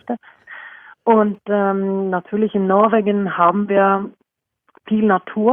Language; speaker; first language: German; non-native, fluent; Norwegian